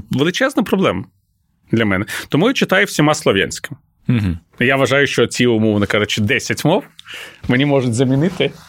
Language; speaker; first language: Ukrainian; non-native, local second language; Russian